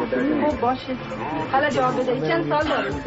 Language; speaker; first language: Persian; non-native, fluent; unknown